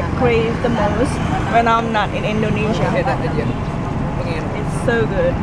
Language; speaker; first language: English; non-native, fluent; Indonesian